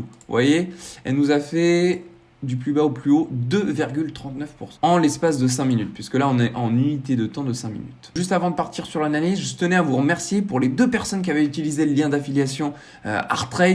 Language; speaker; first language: French; native; French